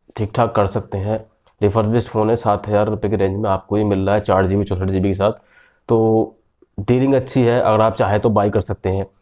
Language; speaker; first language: Hindi; native; Hindi